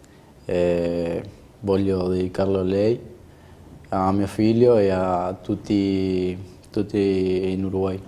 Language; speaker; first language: Italian; non-native, fluent; Spanish